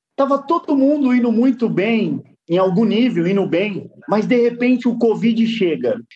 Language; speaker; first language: Portuguese; native; Portuguese